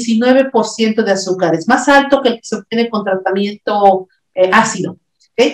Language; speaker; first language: Spanish; native; Spanish